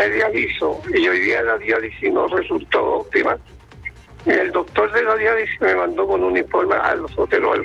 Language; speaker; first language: Spanish; native; Spanish